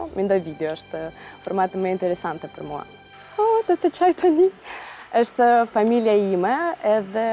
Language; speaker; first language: Albanian; non-native, learner; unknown